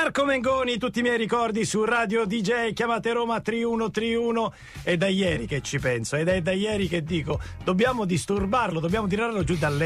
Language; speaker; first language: Italian; native; Italian